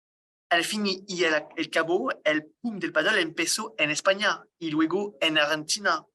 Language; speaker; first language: Spanish; non-native, learner; French